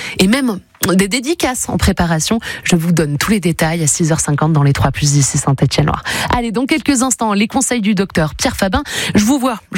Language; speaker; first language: French; native; French